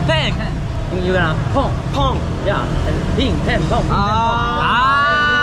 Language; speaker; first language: English; non-native, learner; Korean